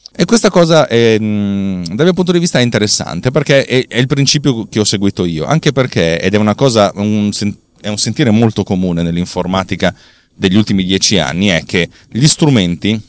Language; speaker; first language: Italian; native; Italian